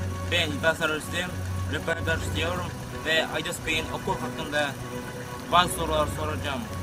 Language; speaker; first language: Turkish; non-native, learner; Kazakh